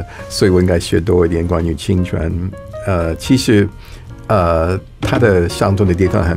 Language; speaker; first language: Chinese; non-native, fluent; English